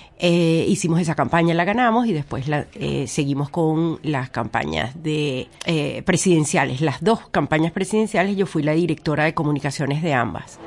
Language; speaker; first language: Spanish; native; Spanish